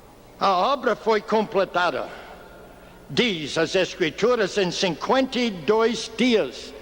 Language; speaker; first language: Portuguese; non-native, fluent; English